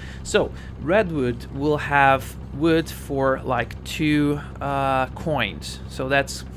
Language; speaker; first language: English; non-native, fluent; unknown